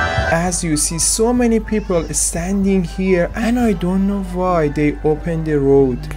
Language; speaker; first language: English; non-native, learner; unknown